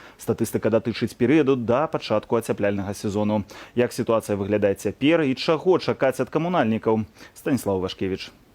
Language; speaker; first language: Belarusian; native; Belarusian